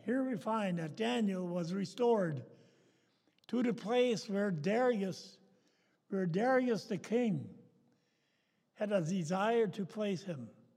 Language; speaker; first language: English; native; English